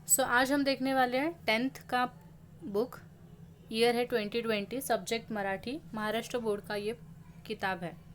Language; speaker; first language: Hindi; non-native, local second language; Marathi